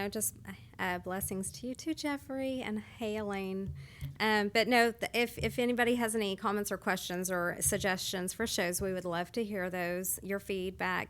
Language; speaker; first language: English; native; English